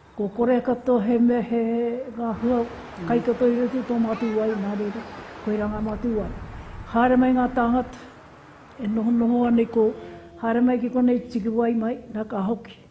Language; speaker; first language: Māori; native; Māori